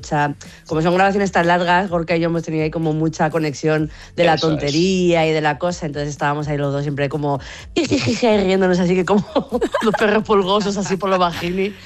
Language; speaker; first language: Spanish; native; Spanish